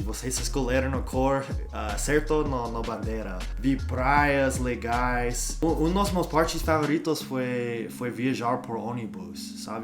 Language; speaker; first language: Portuguese; non-native, learner; English